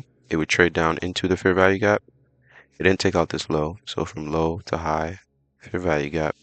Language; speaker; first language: English; native; English